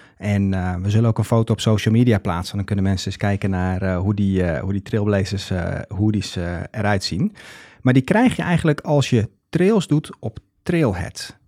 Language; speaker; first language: Dutch; native; Dutch